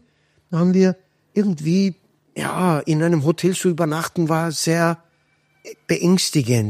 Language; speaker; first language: German; non-native, fluent; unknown